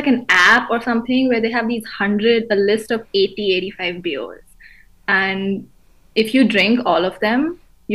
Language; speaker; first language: English; non-native, local second language; Hindi